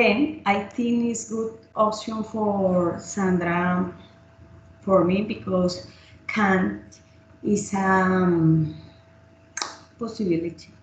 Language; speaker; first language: English; non-native, learner; Spanish